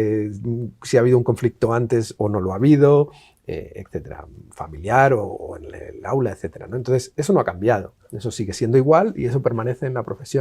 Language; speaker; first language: Spanish; native; Spanish